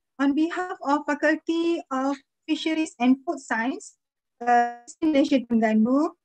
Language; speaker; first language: English; non-native, fluent; Malay